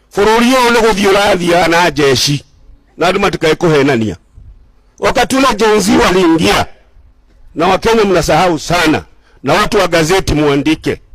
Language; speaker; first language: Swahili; non-native, local second language; Kikuyu